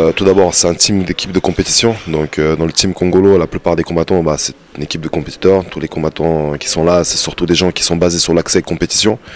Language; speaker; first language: French; native; French